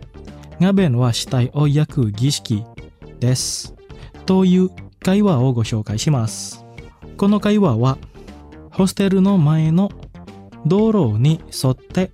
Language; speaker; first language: Japanese; non-native, fluent; Indonesian